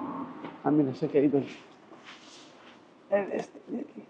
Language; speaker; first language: Spanish; native; Spanish